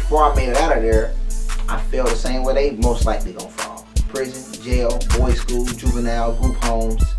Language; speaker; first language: English; native; English